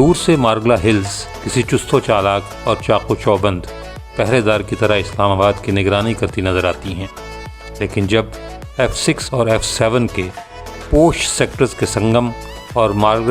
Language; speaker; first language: Urdu; native; Urdu